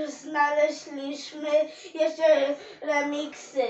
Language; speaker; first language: Polish; non-native, learner; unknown